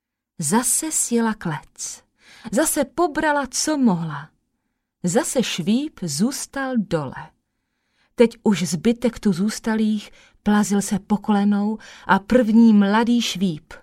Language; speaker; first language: Czech; native; Czech